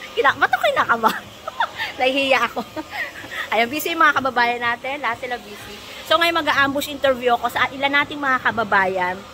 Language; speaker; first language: Filipino; native; Filipino